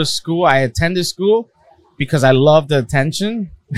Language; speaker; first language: English; early bilingual, other home language; Spanish